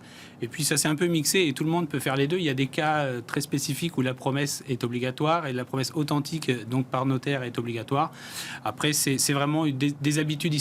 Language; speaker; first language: French; native; French